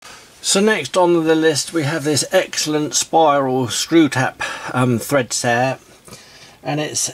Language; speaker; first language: English; native; English